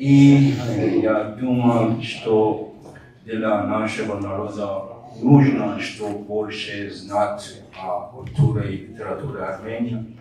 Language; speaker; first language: Russian; non-native, learner; Persian